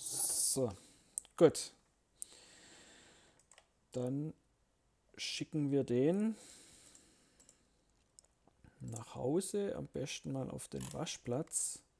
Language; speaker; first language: German; native; German